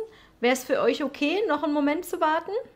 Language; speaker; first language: German; native; German